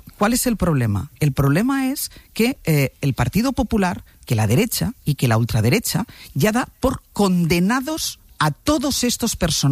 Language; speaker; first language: Spanish; native; Spanish